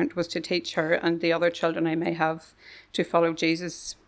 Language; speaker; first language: English; native; English